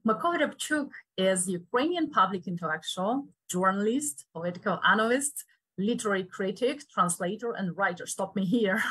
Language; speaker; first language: English; non-native, fluent; Ukrainian